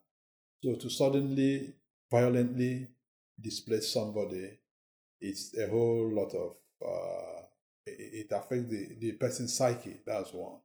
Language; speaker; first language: English; non-native, local second language; Igbo